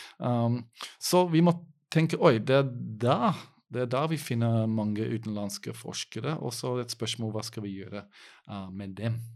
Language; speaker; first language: Norwegian; non-native, fluent; English